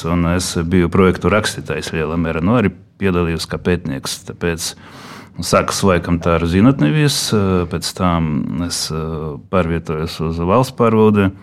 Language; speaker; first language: Latvian; non-native, local second language; Russian